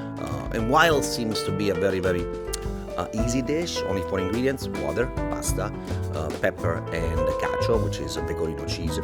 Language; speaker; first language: English; non-native, fluent; Italian